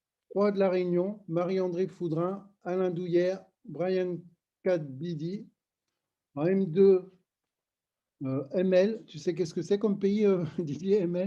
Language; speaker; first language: French; native; French